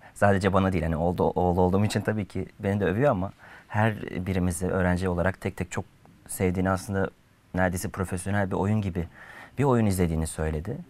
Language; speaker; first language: Turkish; native; Turkish